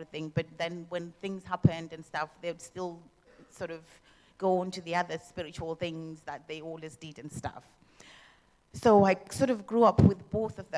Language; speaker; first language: English; non-native, local second language; Shona